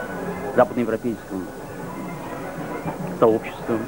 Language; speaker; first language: Russian; non-native, local second language; Azerbaijani